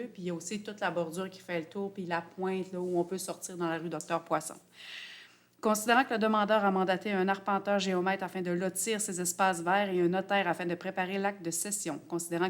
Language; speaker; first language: French; native; French